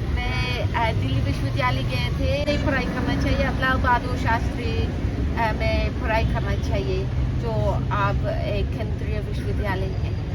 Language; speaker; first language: Hindi; non-native, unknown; English